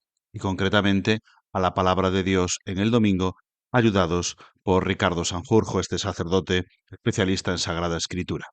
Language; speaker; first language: Spanish; native; Spanish